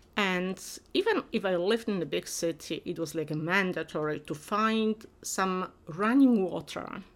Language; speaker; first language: English; non-native, fluent; Polish